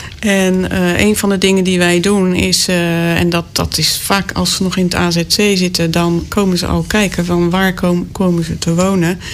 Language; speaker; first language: Dutch; native; Dutch